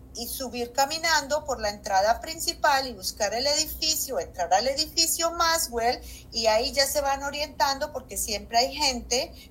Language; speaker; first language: Spanish; native; Spanish